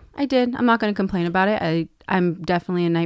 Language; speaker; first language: English; native; English